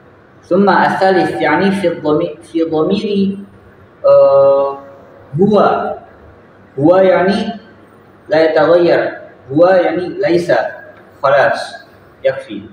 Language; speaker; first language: Arabic; non-native, learner; Indonesian